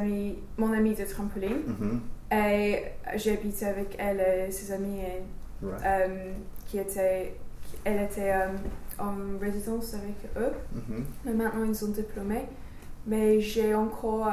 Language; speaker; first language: French; non-native, learner; English